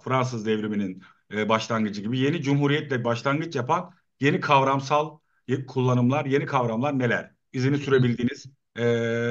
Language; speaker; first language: Turkish; native; Turkish